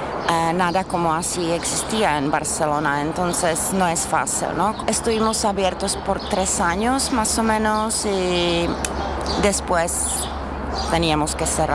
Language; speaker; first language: Spanish; non-native, learner; Czech